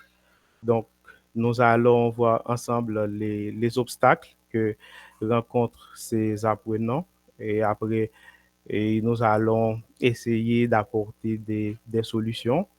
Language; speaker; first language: French; non-native, local second language; Haitian Creole